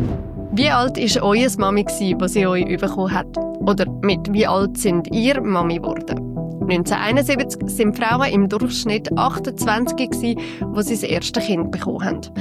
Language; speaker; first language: German; native; German